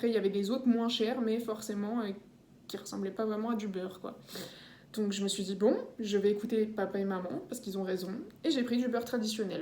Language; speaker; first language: French; native; French